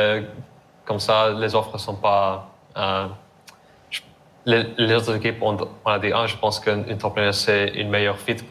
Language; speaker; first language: French; non-native, learner; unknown